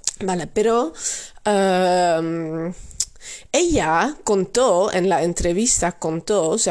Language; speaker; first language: Spanish; non-native, fluent; Dutch